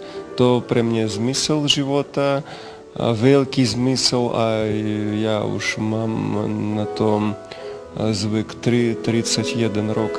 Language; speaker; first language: Slovak; non-native, learner; Russian